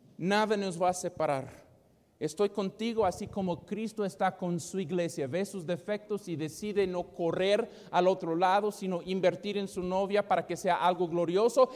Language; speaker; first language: Spanish; non-native, fluent; English